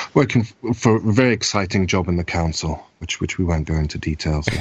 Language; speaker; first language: English; native; English